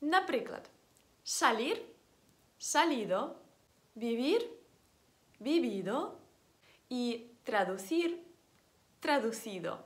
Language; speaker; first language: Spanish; non-native, fluent; Ukrainian